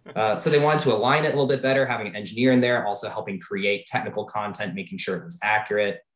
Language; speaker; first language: English; native; English